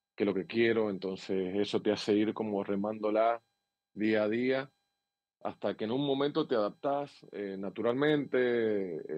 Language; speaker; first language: Spanish; native; Spanish